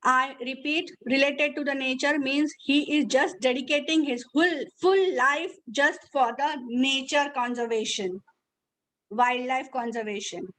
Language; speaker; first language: English; non-native, local second language; Marathi